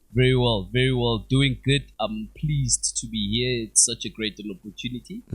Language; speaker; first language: English; non-native, local second language; Zulu